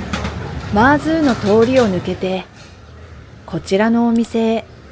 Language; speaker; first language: Japanese; native; Japanese